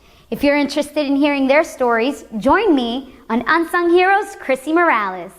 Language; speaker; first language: English; native; English